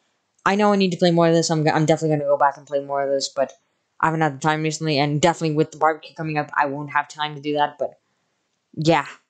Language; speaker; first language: English; native; English